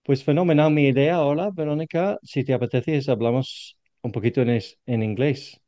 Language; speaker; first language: Spanish; non-native, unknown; English